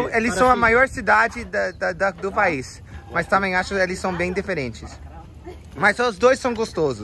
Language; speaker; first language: Portuguese; non-native, learner; English